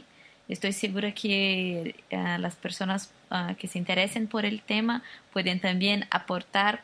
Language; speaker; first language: Spanish; non-native, local second language; Portuguese